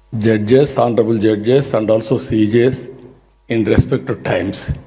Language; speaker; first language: English; non-native, local second language; Telugu